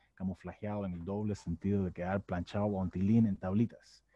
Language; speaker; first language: Spanish; native; Spanish